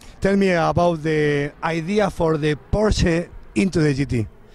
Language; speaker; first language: English; non-native, learner; Spanish